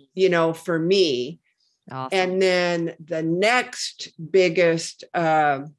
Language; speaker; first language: English; native; English